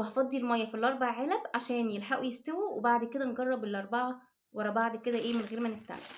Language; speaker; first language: Arabic; native; Arabic